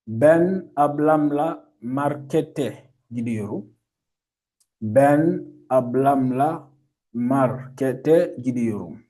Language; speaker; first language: Turkish; non-native, fluent; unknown